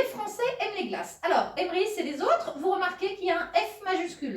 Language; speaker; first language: French; native; French